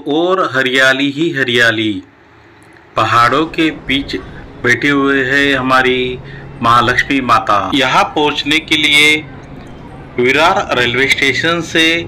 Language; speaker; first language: Hindi; non-native, local second language; Marathi